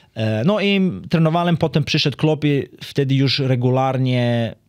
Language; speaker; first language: Polish; non-native, fluent; Serbian